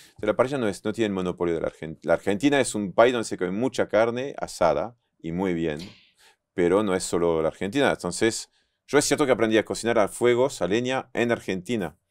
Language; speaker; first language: Spanish; non-native, fluent; French